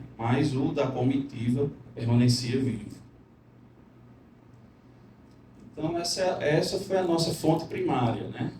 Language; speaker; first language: Portuguese; native; Portuguese